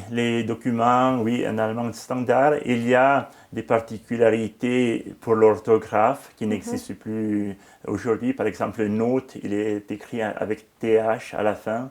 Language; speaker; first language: French; non-native, local second language; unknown